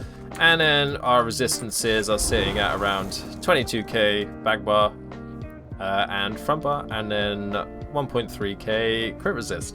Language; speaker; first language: English; native; English